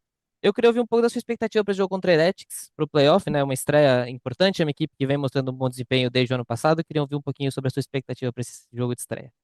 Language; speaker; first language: Portuguese; native; Portuguese